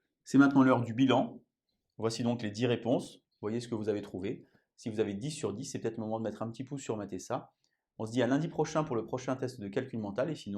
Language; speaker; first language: French; native; French